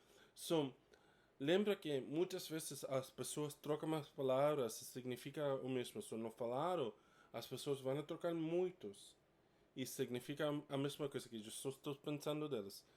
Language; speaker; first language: Portuguese; non-native, fluent; English